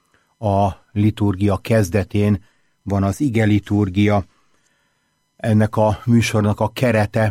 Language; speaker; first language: Hungarian; native; Hungarian